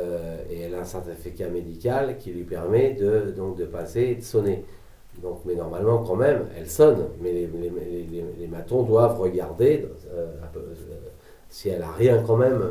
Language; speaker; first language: French; native; French